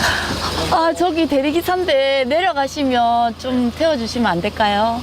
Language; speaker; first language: Korean; native; Korean